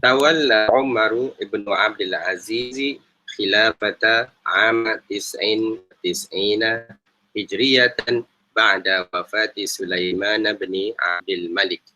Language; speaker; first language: Arabic; non-native, fluent; Malay